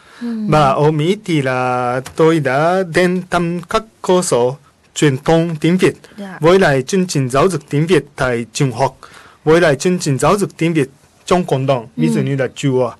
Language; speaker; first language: Vietnamese; non-native, fluent; Japanese